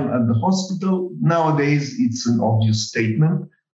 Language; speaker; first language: English; non-native, fluent; Spanish